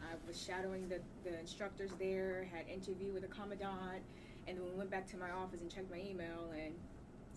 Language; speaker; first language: English; native; English